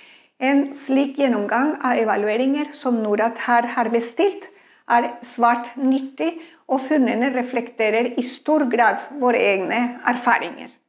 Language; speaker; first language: Norwegian; non-native, fluent; Spanish